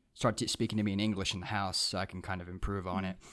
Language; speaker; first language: English; early bilingual, other home language; Japanese